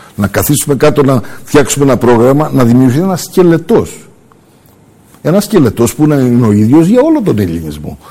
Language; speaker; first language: Greek; early bilingual, heritage; Greek